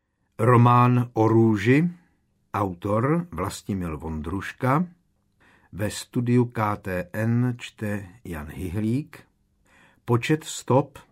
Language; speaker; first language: Czech; native; Czech